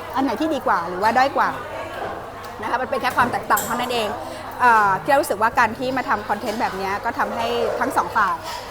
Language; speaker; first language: Thai; native; Thai